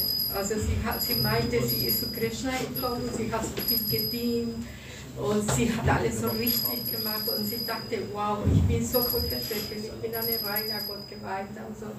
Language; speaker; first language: German; non-native, fluent; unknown